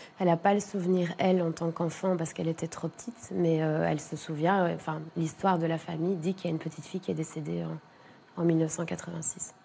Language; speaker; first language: French; native; French